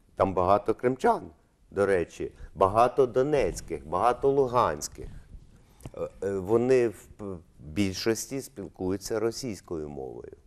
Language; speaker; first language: Ukrainian; native; Ukrainian